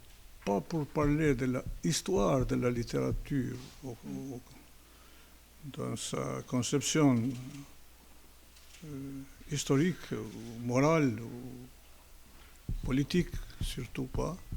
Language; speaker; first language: French; non-native, fluent; Albanian